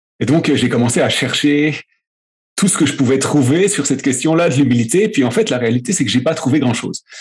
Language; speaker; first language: French; native; French